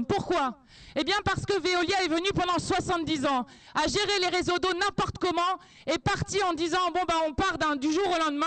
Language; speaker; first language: French; native; French